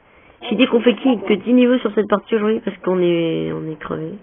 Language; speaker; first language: French; native; French